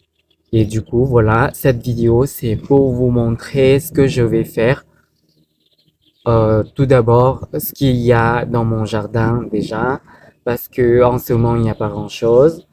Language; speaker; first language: French; non-native, fluent; Thai